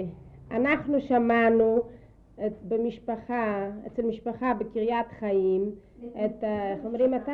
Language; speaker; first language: Hebrew; non-native, fluent; Yiddish